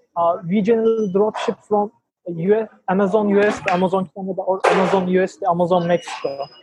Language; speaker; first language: English; non-native, fluent; Turkish